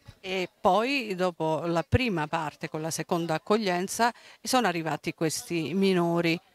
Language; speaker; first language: Italian; native; Italian